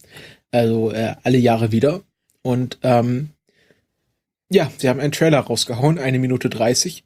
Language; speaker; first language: German; native; German